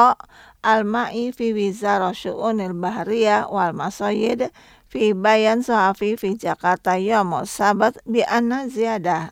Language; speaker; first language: Arabic; non-native, fluent; Indonesian